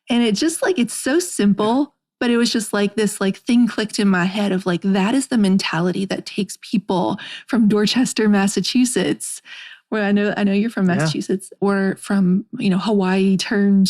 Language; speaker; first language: English; native; English